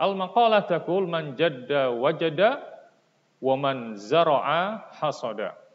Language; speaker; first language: Arabic; non-native, fluent; Indonesian